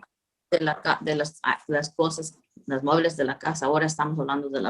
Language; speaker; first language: Spanish; early bilingual, heritage; Spanish